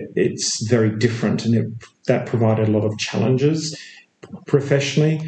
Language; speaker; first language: English; native; English